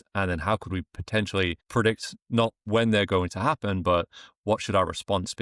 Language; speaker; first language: English; native; English